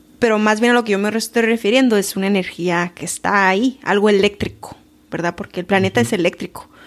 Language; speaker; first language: Spanish; early bilingual, heritage; Spanish